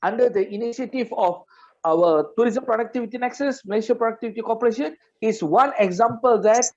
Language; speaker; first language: English; non-native, local second language; Malay